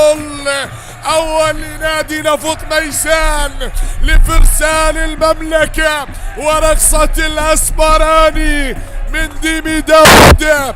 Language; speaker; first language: Arabic; native; Arabic